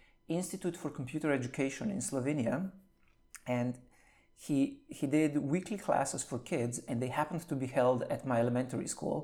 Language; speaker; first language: English; non-native, fluent; Slovenian